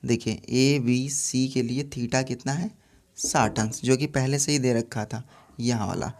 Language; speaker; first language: Hindi; native; Hindi